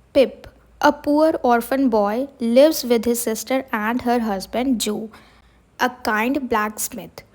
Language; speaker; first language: English; non-native, local second language; Hindi